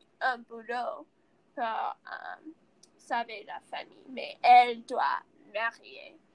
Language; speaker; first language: French; non-native, learner; English